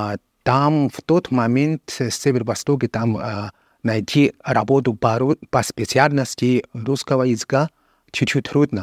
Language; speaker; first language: Russian; non-native, learner; Chinese